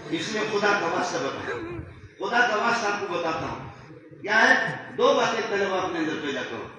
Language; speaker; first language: Urdu; non-native, local second language; Brahui